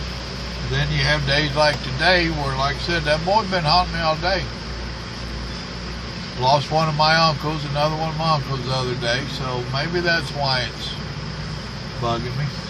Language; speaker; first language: English; native; English